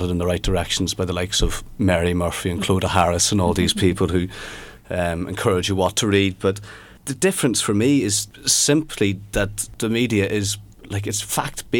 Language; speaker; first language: English; native; English